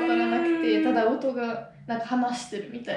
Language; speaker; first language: Japanese; non-native, fluent; Italian